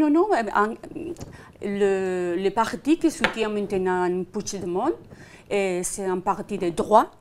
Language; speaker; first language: French; non-native, fluent; Spanish